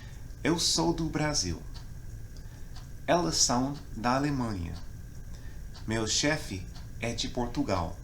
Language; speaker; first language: Portuguese; non-native, fluent; English